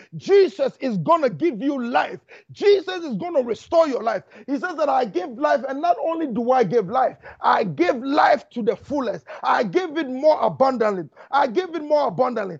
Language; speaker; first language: English; non-native, local second language; Akan